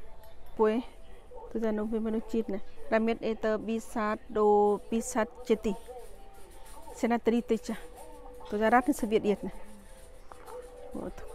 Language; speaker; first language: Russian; non-native, learner; Tajik